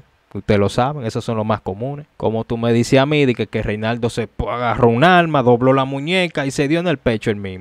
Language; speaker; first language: Spanish; native; Spanish